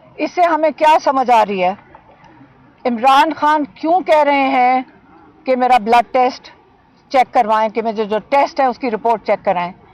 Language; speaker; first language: Urdu; native; Urdu